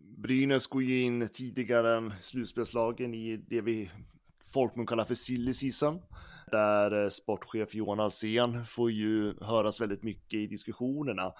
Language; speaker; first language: Swedish; native; Swedish